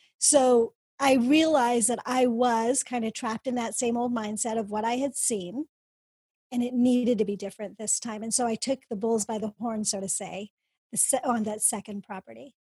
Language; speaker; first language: English; early bilingual, other home language; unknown